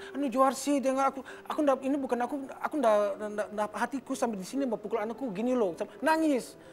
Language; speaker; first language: Indonesian; early bilingual, heritage; Indonesian